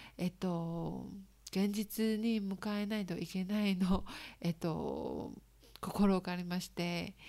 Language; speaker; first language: Japanese; non-native, learner; Chinese